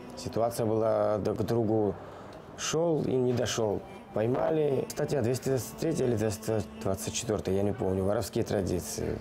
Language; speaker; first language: Russian; non-native, local second language; Georgian